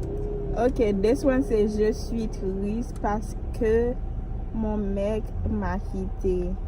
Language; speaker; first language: French; non-native, learner; Haitian Creole